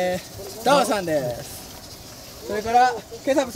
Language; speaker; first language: Japanese; native; Japanese